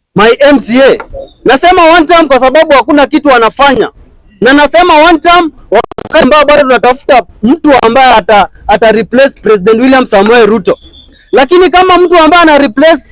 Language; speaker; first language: Swahili; non-native, local second language; Kalenjin